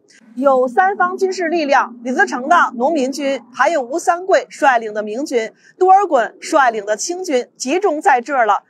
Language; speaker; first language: Chinese; native; Chinese